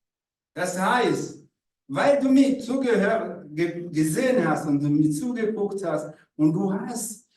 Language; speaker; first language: German; non-native, fluent; Rundi